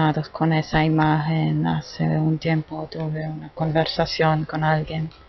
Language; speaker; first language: Spanish; non-native, fluent; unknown